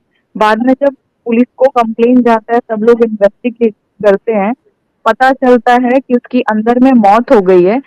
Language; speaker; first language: Hindi; native; Hindi